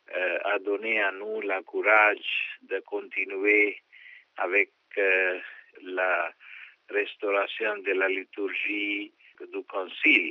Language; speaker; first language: French; non-native, fluent; Sinhala